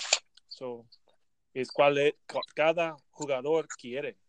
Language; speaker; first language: Spanish; non-native, learner; English